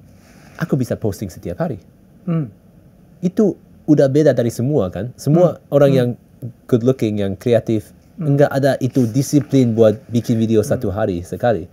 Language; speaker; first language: Indonesian; early bilingual, heritage; English